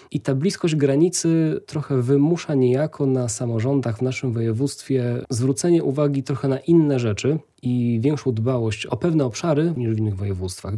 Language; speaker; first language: Polish; native; Polish